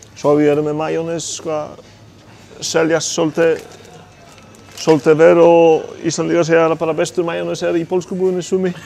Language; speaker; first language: Icelandic; non-native, learner; Polish